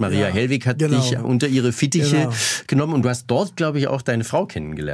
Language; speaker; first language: German; native; German